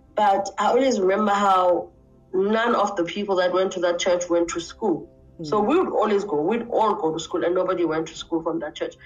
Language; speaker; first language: English; non-native, local second language; Xhosa